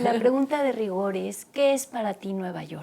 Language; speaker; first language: Spanish; native; Spanish